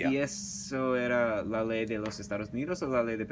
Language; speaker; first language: Spanish; early bilingual, heritage; English